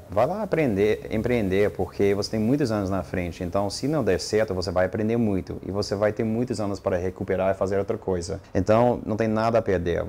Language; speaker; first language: Portuguese; non-native, fluent; English